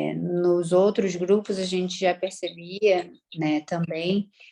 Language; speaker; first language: Portuguese; native; Portuguese